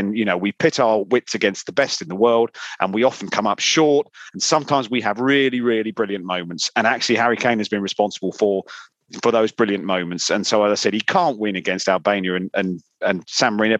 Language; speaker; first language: English; native; English